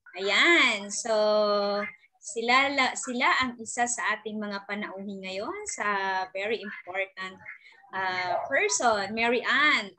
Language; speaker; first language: Filipino; native; Filipino